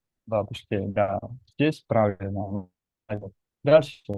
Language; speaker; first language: Russian; non-native, fluent; Indonesian